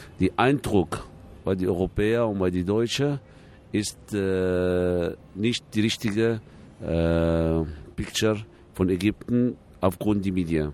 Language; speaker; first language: German; non-native, fluent; Arabic